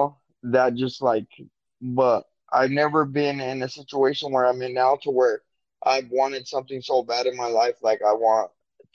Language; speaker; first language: English; native; English